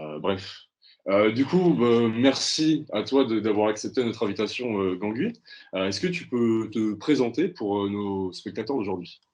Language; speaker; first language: French; native; French